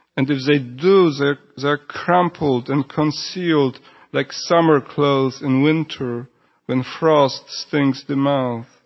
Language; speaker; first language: English; non-native, fluent; Polish